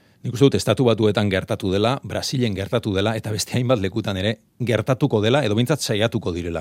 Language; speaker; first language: Basque; native; Basque